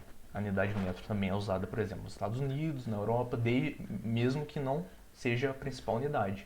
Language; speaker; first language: Portuguese; native; Portuguese